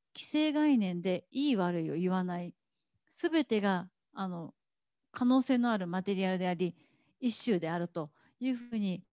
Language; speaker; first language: Japanese; native; Japanese